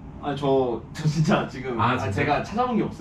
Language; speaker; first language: Korean; native; Korean